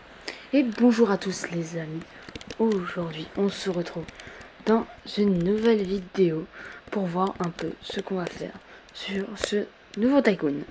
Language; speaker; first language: French; native; French